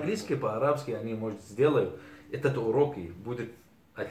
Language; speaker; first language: Russian; early bilingual, heritage; Arabic